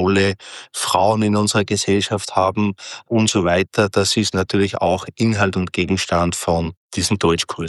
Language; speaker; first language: German; native; German